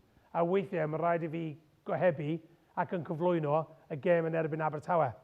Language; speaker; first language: Welsh; non-native, local second language; English